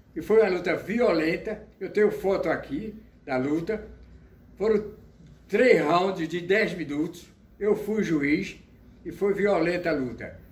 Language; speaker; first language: Portuguese; native; Portuguese